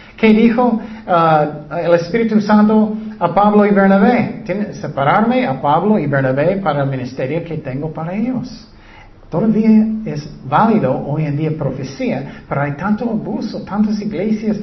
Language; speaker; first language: Spanish; non-native, learner; English